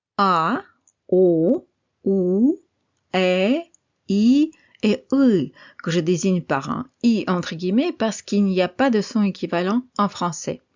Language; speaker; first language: French; non-native, fluent; Russian